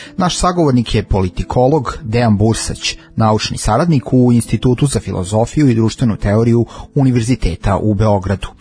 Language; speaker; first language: Serbian; native; Serbian